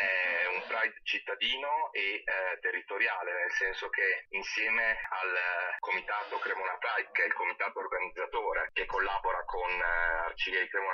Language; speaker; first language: Italian; native; Italian